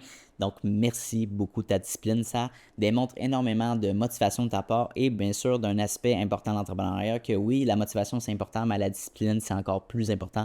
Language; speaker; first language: French; native; French